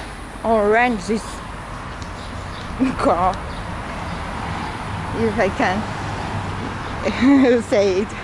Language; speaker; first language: English; non-native, learner; Russian